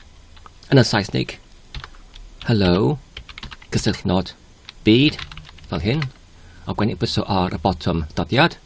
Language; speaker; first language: Welsh; non-native, learner; English